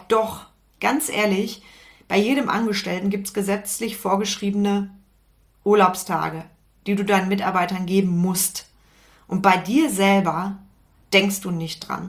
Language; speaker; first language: German; native; German